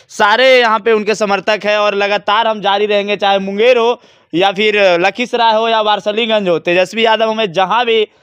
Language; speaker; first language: Hindi; native; Hindi